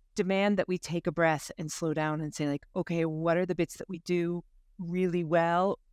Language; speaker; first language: English; native; English